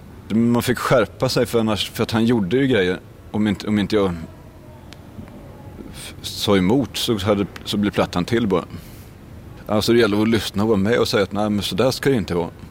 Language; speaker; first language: Swedish; native; Swedish